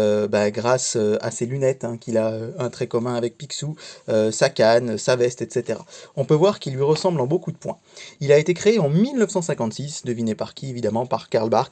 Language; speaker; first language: French; native; French